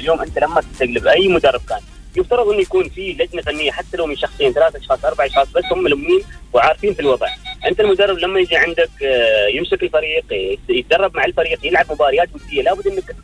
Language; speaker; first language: Arabic; native; Arabic